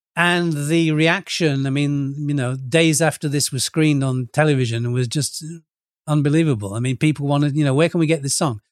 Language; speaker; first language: English; native; English